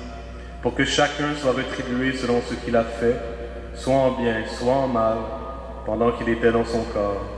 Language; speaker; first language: French; native; French